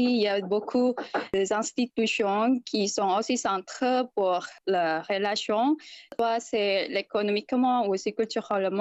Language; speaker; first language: French; non-native, fluent; Indonesian